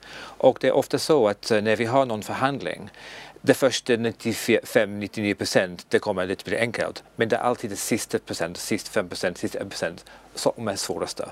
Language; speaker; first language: Swedish; non-native, learner; English